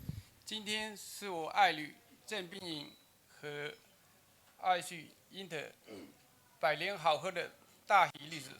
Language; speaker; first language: Chinese; native; Chinese